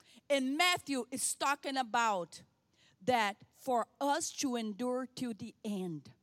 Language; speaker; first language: English; non-native, fluent; Portuguese